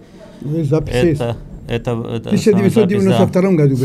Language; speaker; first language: Russian; non-native, learner; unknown